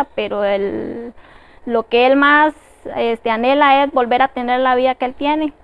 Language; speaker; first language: Spanish; native; Spanish